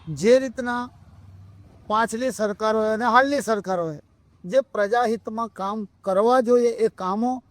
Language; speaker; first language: Gujarati; native; Gujarati